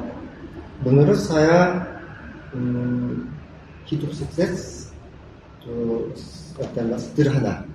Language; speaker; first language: Indonesian; non-native, learner; Korean